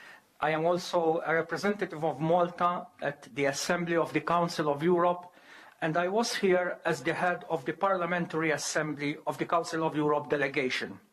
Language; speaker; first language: English; non-native, local second language; Maltese